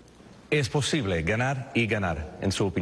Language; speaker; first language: Spanish; non-native, fluent; English